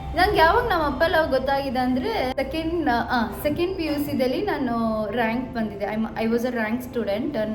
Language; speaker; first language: Kannada; native; Kannada